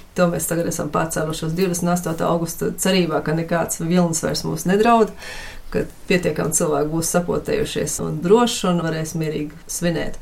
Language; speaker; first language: Latvian; early bilingual, heritage; Latvian